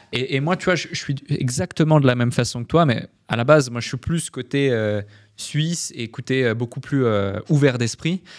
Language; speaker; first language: French; native; French